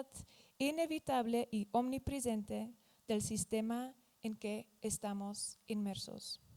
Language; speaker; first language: Spanish; non-native, fluent; Dutch